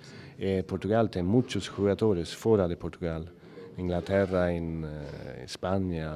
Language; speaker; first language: Spanish; non-native, learner; Italian